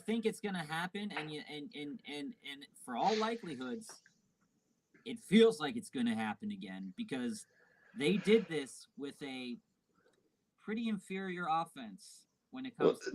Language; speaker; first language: English; native; English